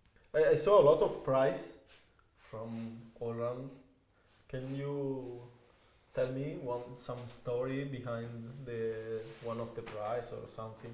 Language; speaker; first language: English; non-native, fluent; Italian